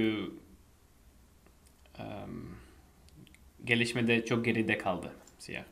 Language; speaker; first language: Turkish; non-native, fluent; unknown